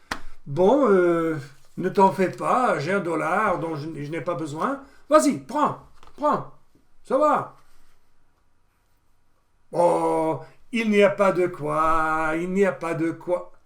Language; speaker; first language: French; non-native, fluent; English